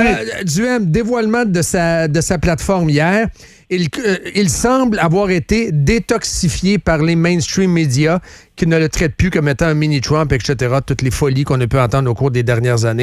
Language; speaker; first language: French; native; French